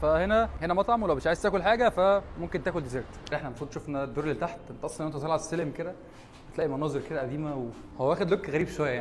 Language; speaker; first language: Arabic; native; Arabic